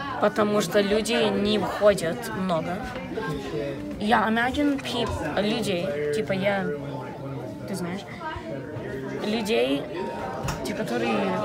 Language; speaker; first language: Russian; early bilingual, heritage; Russian